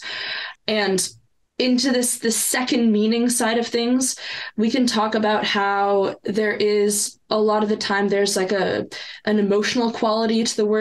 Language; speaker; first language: English; non-native, local second language; French